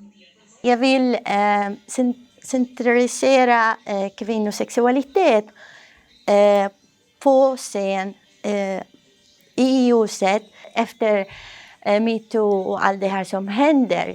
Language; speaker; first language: Swedish; non-native, fluent; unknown